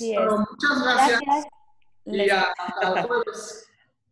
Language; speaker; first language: Spanish; non-native, fluent; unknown